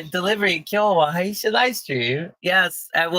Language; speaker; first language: Japanese; non-native, learner; English